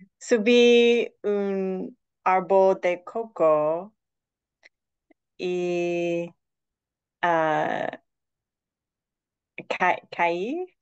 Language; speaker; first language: Spanish; non-native, learner; English